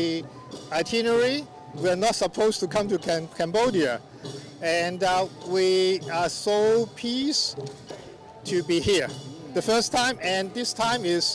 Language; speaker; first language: English; non-native, fluent; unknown